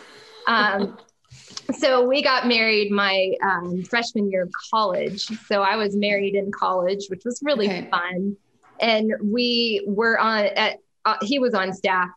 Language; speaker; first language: English; native; English